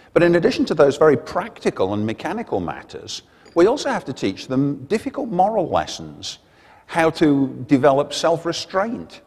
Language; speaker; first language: English; native; English